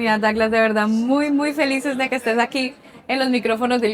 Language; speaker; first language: Spanish; native; Spanish